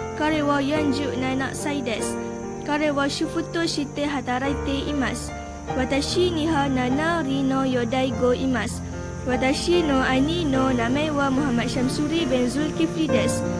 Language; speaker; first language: Japanese; non-native, learner; Malay